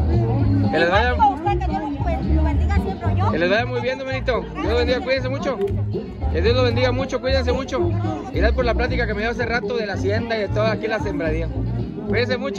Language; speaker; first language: Spanish; native; Spanish